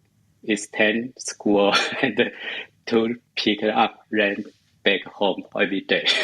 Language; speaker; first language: English; non-native, learner; Chinese